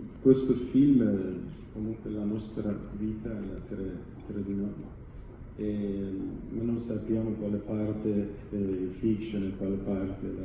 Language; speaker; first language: Italian; non-native, fluent; Persian